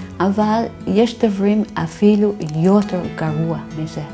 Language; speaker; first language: Hebrew; non-native, fluent; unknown